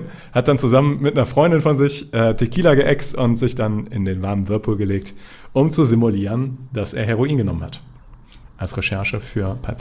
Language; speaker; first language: German; native; German